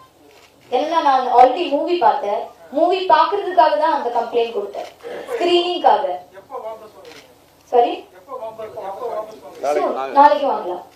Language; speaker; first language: Tamil; non-native, learner; Malayalam